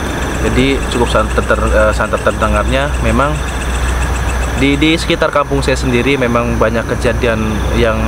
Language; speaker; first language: Indonesian; non-native, local second language; Sundanese